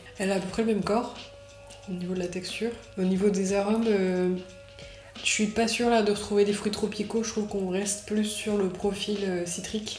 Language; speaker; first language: French; native; French